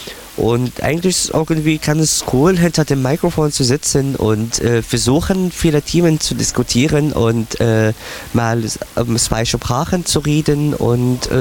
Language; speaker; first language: German; non-native, fluent; Arabic